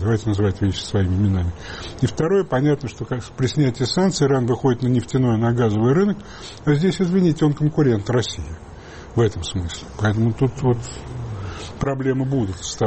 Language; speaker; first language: Russian; native; Russian